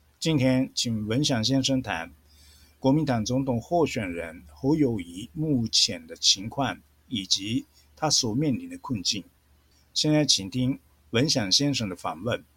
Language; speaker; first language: Chinese; non-native, fluent; Japanese